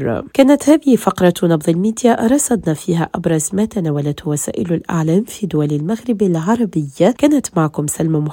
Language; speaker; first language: Arabic; native; Arabic